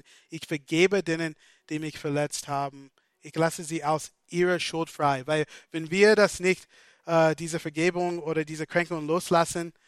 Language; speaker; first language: German; non-native, fluent; English